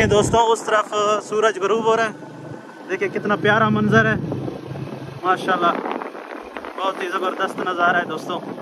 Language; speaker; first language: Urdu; non-native, local second language; Saraiki